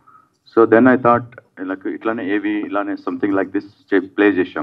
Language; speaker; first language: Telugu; native; Telugu